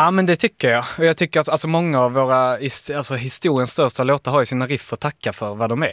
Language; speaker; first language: Swedish; native; Swedish